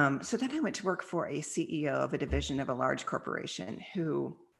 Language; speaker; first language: English; native; English